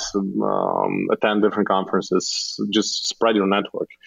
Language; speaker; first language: English; non-native, fluent; Slovenian